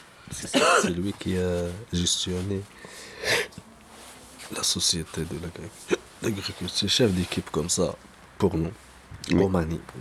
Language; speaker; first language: French; non-native, local second language; Arabic